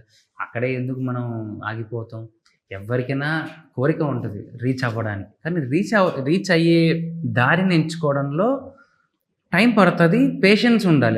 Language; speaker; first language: Telugu; native; Telugu